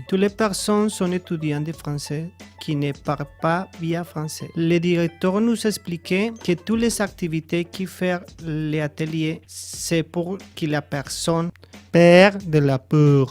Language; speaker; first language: French; non-native, learner; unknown